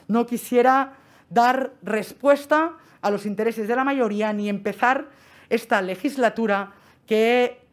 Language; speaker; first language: Spanish; non-native, local second language; Catalan